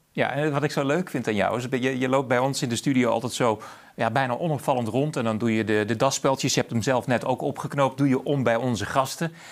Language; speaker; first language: Dutch; native; Dutch